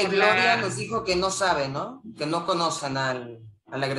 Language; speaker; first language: Spanish; native; Spanish